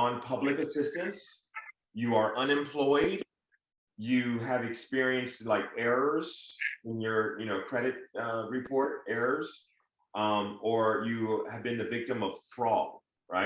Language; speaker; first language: English; native; English